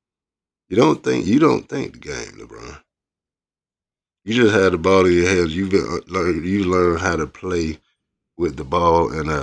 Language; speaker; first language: English; native; English